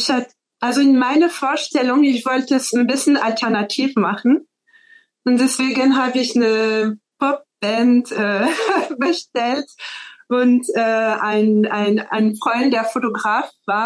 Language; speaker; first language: German; non-native, fluent; French